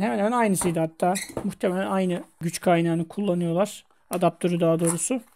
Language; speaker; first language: Turkish; native; Turkish